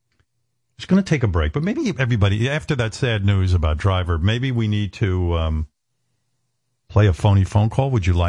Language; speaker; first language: English; native; English